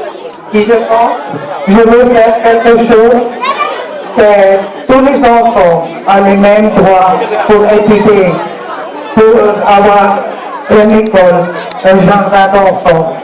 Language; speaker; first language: French; non-native, learner; German